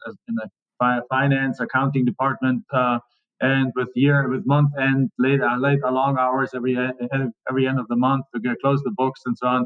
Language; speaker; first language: English; non-native, fluent; German